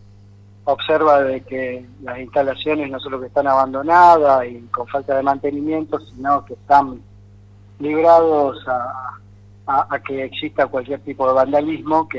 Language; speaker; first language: Spanish; native; Spanish